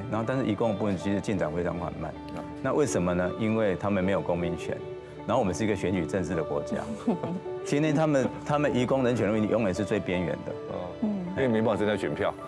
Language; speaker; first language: Chinese; native; Chinese